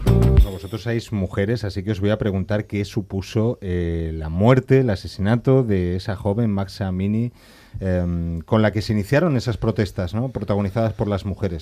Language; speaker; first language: Spanish; native; Spanish